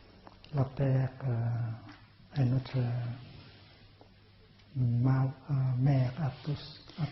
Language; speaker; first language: French; non-native, fluent; Vietnamese